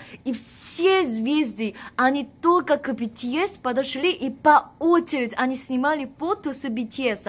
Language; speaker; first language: Russian; non-native, fluent; Korean